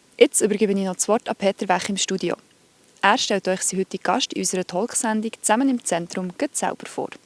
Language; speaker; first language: German; native; German